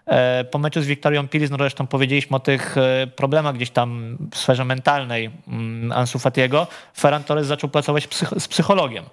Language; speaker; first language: Polish; native; Polish